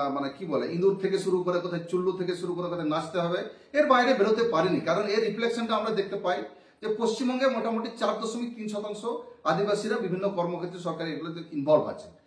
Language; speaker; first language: Bangla; non-native, local second language; Santali